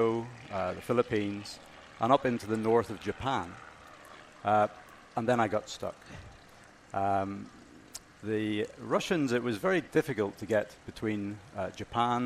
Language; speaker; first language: English; native; English